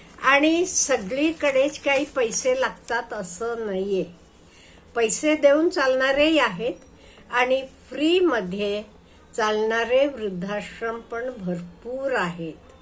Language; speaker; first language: Marathi; non-native, fluent; Hindi